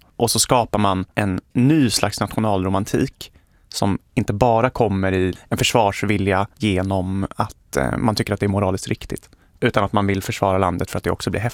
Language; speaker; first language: Swedish; native; Swedish